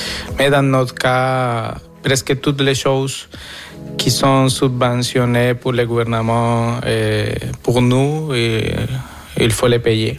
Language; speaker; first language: French; non-native, fluent; Spanish